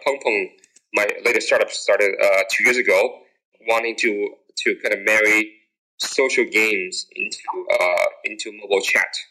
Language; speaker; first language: English; native; English